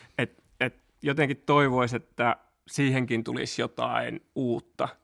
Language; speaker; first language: Finnish; native; Finnish